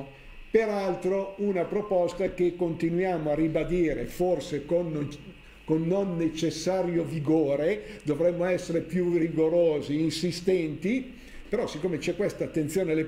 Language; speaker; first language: Italian; native; Italian